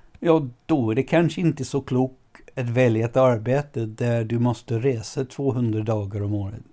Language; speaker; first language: Swedish; non-native, fluent; English